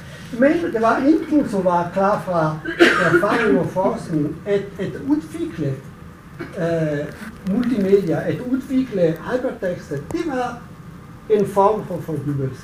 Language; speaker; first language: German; non-native, learner; Italian